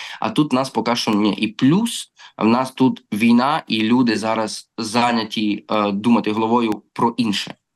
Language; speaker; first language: Ukrainian; early bilingual, heritage; Ukrainian